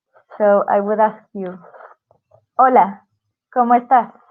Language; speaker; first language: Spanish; non-native, fluent; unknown